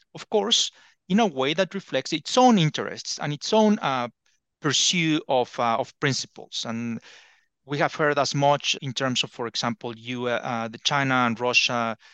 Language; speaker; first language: English; non-native, fluent; Spanish